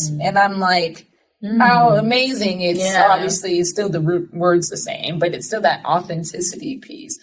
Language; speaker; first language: English; native; English